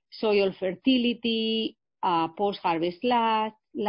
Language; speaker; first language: English; non-native, fluent; Spanish